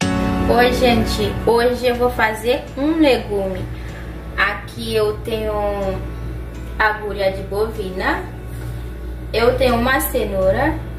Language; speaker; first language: Portuguese; non-native, fluent; Haitian Creole